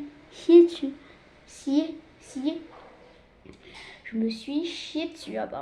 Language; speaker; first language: French; early bilingual, other home language; Arabic